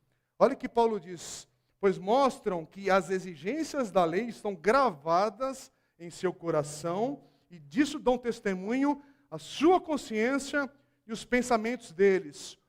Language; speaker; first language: Portuguese; native; Portuguese